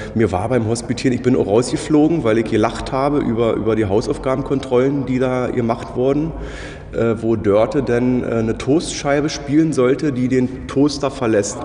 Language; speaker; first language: German; native; German